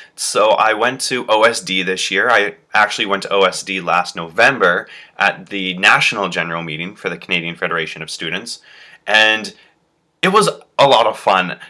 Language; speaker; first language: English; native; English